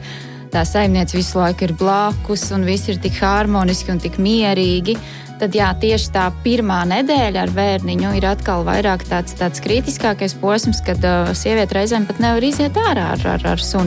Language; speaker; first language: Latvian; native; Latvian